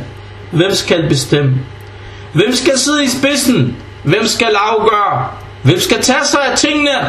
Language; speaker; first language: Danish; early bilingual, other home language; Arabic